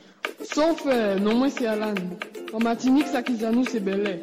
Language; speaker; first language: Portuguese; non-native, learner; French